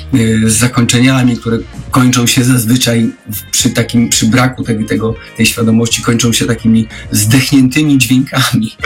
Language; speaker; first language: Polish; native; Polish